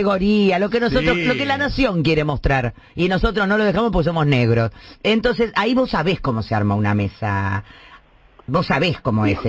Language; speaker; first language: Spanish; native; Spanish